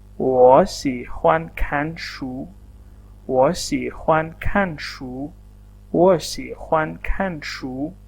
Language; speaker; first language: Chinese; non-native, fluent; Urdu